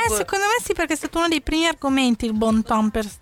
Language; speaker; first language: Italian; native; Italian